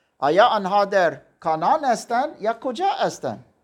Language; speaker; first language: Persian; non-native, learner; German